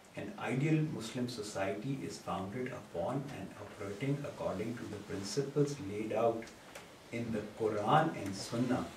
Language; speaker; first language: English; non-native, local second language; Urdu